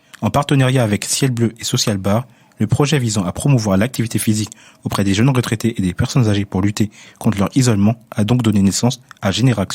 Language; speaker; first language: French; native; French